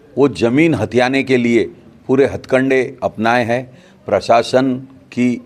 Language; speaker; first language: Hindi; non-native, local second language; Sindhi